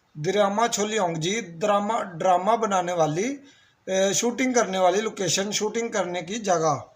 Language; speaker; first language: Urdu; native; Urdu